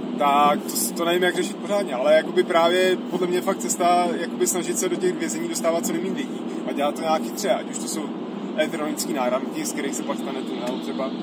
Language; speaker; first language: Czech; native; Czech